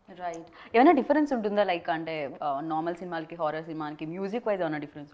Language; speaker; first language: Telugu; native; Telugu